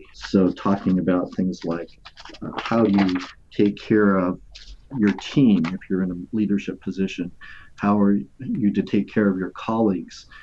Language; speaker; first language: English; native; English